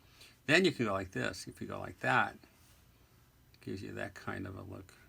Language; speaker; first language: English; native; English